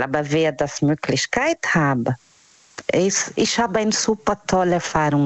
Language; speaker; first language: German; non-native, fluent; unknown